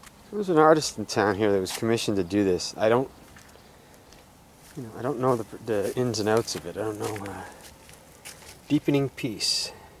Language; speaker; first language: English; native; English